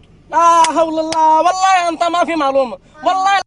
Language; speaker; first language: Arabic; non-native, learner; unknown